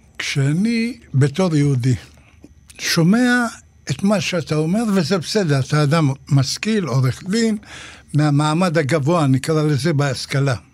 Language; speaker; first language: Hebrew; native; Hebrew